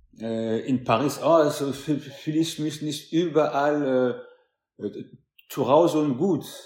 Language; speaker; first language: German; non-native, fluent; French